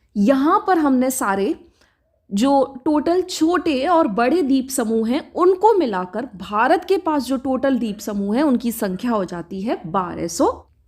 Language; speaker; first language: Hindi; native; Hindi